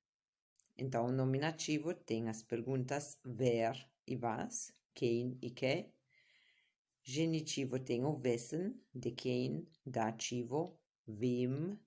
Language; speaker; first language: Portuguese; non-native, fluent; German